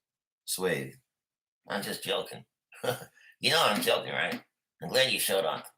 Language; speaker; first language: English; native; English